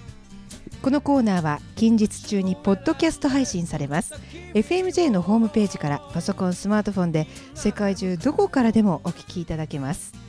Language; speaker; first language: Japanese; native; Japanese